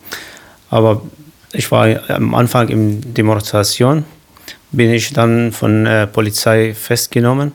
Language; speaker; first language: German; non-native, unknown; Kurdish